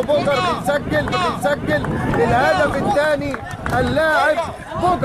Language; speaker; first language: Arabic; native; Arabic